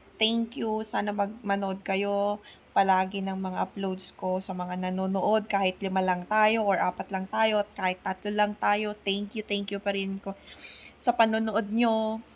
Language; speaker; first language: Filipino; non-native, local second language; Iloko